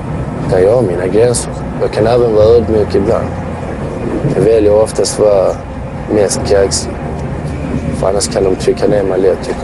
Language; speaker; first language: Swedish; early bilingual, other home language; Bosnian